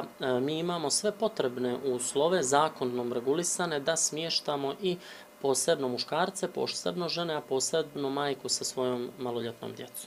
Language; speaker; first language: Serbian; native; Serbian